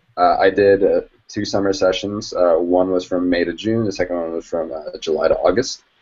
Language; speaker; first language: English; native; English